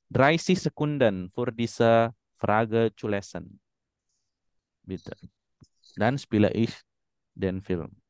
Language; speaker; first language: German; non-native, fluent; Indonesian